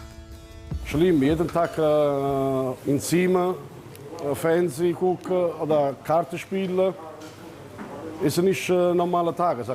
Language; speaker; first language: German; non-native, learner; Italian